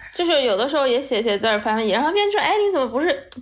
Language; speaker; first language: Chinese; native; Chinese